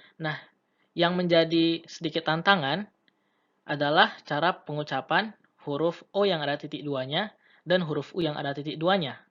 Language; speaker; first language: Indonesian; native; Indonesian